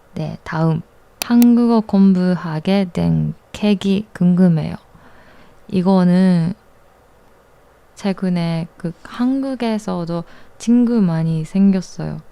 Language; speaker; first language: Korean; non-native, learner; Japanese